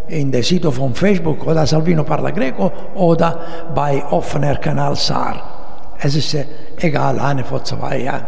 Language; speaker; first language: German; non-native, learner; Italian